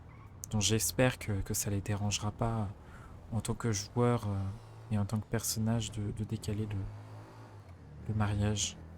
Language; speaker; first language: French; native; French